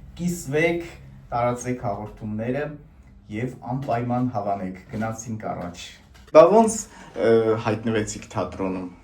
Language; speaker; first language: Armenian; native; Armenian